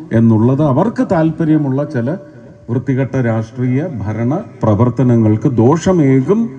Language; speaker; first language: Malayalam; native; Malayalam